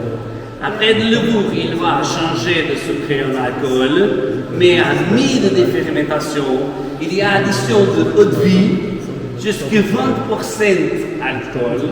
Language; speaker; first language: French; non-native, learner; Portuguese